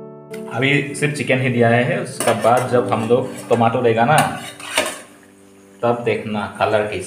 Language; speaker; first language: Hindi; non-native, local second language; Karbi